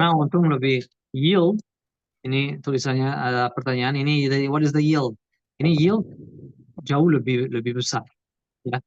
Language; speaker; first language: Indonesian; non-native, learner; Portuguese